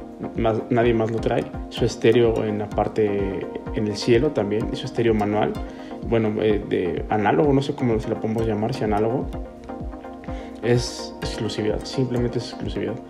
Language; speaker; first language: Spanish; native; Spanish